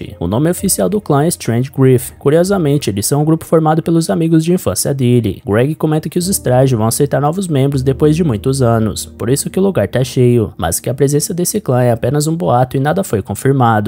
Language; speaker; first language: Portuguese; native; Portuguese